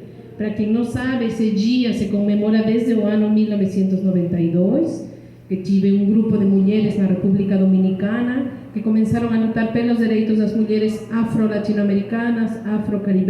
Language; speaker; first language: Portuguese; non-native, fluent; Spanish